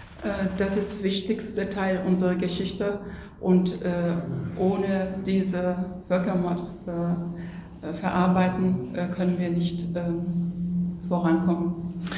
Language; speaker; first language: German; non-native, fluent; Turkish